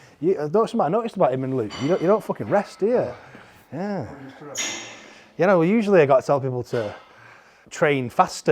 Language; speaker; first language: English; native; English